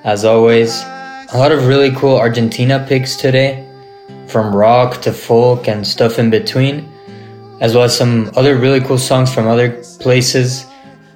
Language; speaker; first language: English; non-native, fluent; Portuguese